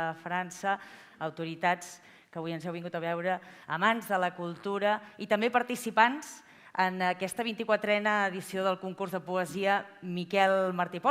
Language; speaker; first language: Catalan; native; Catalan